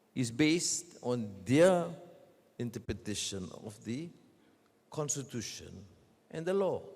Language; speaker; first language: English; non-native, local second language; Malay